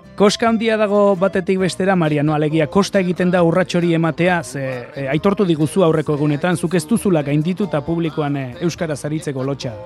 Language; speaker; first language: Basque; native; Basque